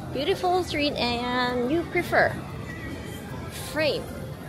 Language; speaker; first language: English; non-native, learner; Korean